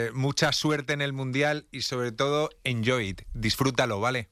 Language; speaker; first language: Spanish; native; Spanish